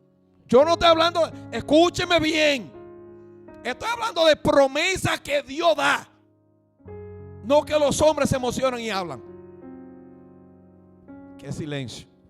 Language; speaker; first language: Spanish; native; Spanish